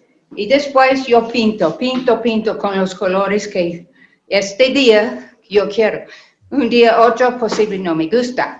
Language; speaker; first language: Spanish; non-native, learner; English